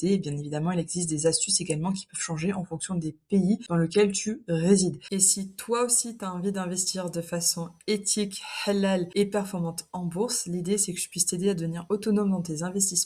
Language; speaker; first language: French; native; French